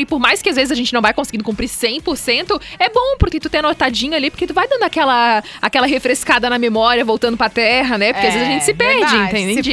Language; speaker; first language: Portuguese; native; Portuguese